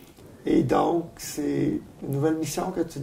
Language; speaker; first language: French; native; French